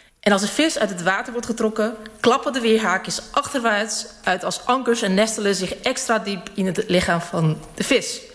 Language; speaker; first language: Dutch; early bilingual, other home language; Serbian